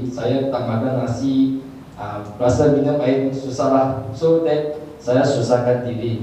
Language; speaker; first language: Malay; non-native, local second language; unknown